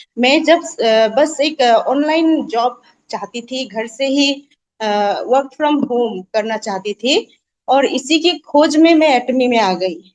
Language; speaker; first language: Hindi; non-native, local second language; Assamese